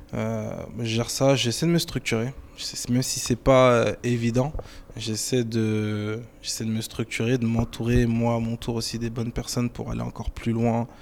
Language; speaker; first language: French; native; French